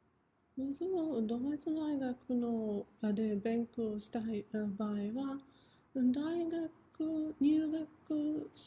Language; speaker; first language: Japanese; non-native, fluent; German